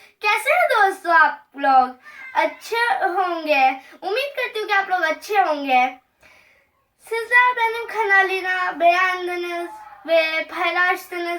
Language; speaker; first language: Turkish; non-native, learner; Hindi